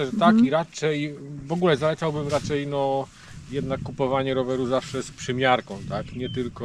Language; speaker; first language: Polish; native; Polish